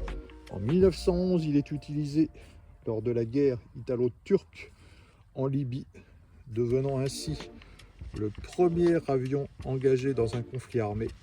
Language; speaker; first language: French; native; French